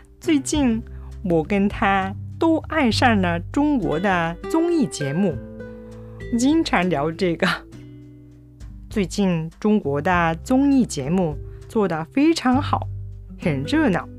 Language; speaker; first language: Chinese; non-native, fluent; Japanese